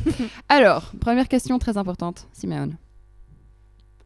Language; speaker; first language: French; native; French